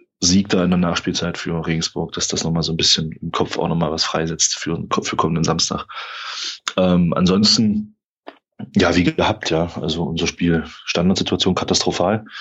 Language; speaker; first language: German; native; German